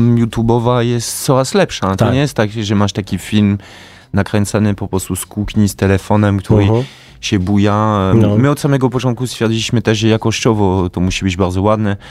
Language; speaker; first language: Polish; native; Polish